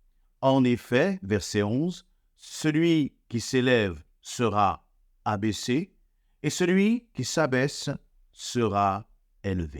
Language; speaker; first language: French; native; French